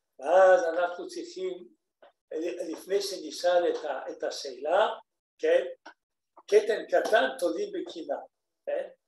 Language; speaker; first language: Hebrew; non-native, fluent; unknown